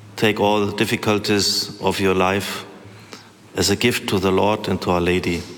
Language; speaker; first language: English; non-native, fluent; German